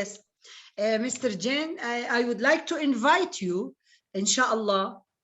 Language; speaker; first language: English; non-native, learner; Arabic